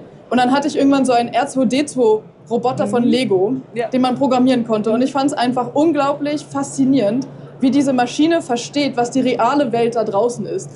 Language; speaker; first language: German; native; German